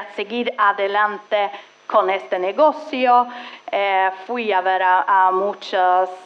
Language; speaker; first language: Spanish; non-native, fluent; Swedish